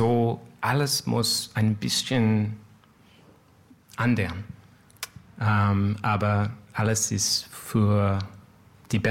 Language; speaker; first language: German; non-native, learner; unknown